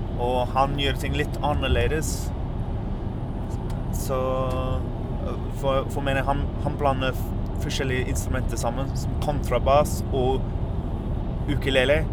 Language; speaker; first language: Norwegian; non-native, fluent; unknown